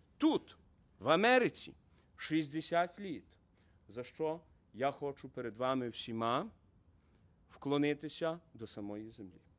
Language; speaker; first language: Ukrainian; native; Ukrainian